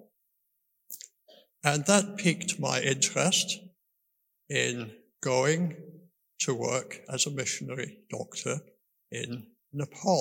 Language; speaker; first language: English; native; English